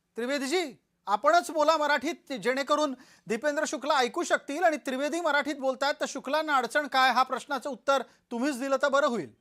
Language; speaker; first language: Marathi; native; Marathi